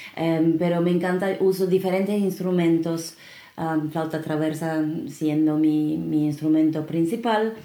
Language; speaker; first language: Spanish; non-native, fluent; Finnish